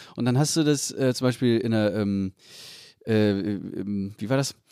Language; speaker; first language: German; native; German